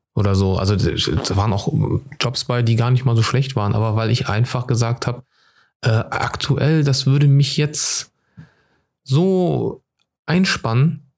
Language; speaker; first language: German; native; German